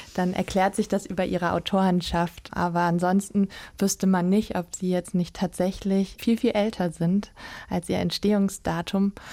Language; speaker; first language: German; native; German